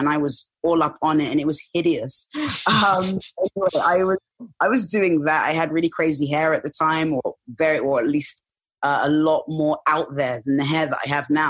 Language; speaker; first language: English; native; English